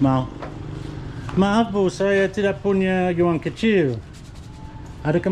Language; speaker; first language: Indonesian; non-native, learner; English